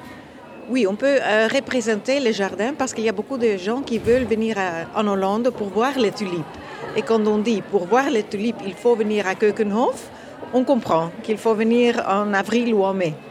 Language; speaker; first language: French; non-native, fluent; Dutch